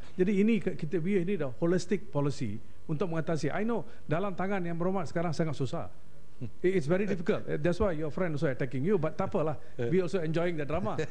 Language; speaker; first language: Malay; non-native, local second language; Tamil